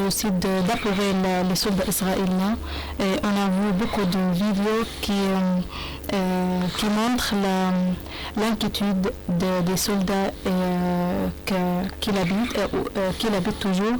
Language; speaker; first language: French; non-native, learner; Arabic